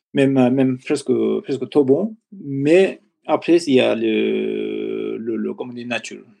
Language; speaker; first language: French; non-native, learner; Nepali